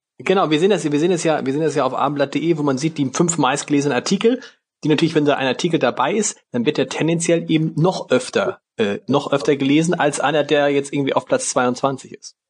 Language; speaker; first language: German; native; German